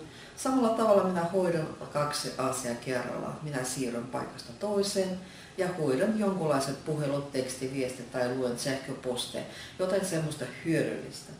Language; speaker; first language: Finnish; non-native, fluent; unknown